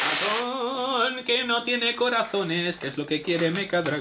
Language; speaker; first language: Spanish; native; Spanish